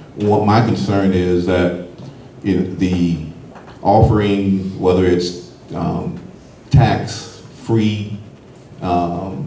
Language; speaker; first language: English; native; English